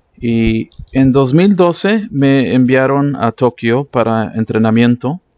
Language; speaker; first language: Spanish; early bilingual, heritage; English